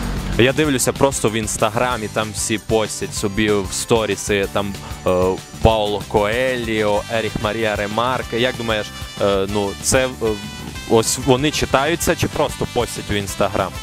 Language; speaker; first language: Ukrainian; native; Ukrainian